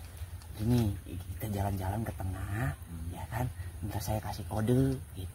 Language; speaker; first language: Indonesian; native; Indonesian